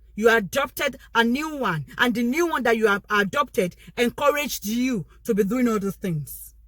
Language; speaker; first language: English; non-native, local second language; Yoruba